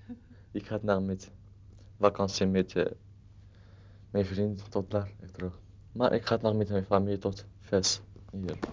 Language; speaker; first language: Dutch; non-native, learner; Arabic